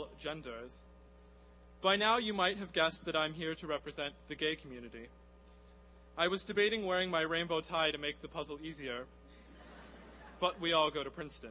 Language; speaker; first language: English; native; English